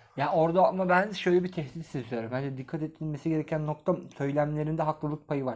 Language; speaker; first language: Turkish; native; Turkish